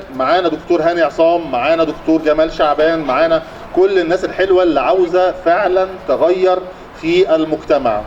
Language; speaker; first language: Egyptian Arabic; native; Egyptian Arabic